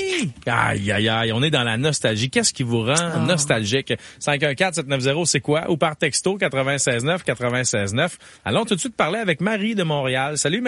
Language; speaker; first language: French; native; French